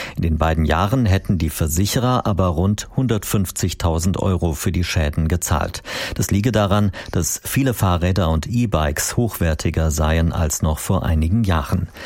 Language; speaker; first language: German; native; German